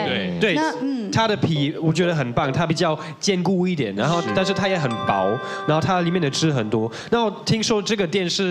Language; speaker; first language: Chinese; non-native, fluent; German